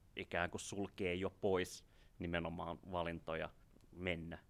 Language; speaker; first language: Finnish; non-native, fluent; German